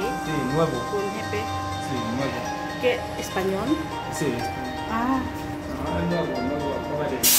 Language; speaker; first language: Spanish; non-native, learner; Filipino